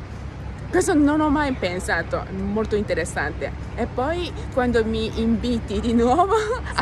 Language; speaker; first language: Italian; non-native, learner; Japanese